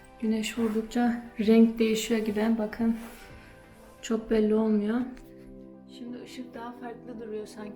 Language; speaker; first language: Turkish; early bilingual, other home language; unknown